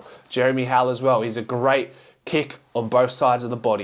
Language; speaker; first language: English; native; English